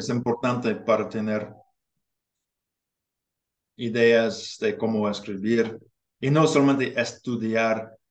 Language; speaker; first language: Spanish; non-native, learner; English